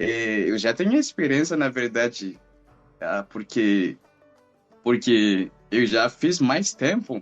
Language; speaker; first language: Portuguese; non-native, fluent; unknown